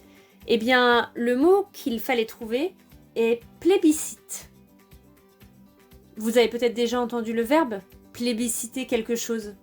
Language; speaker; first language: French; native; French